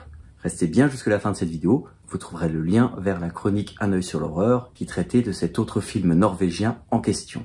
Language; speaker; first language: French; native; French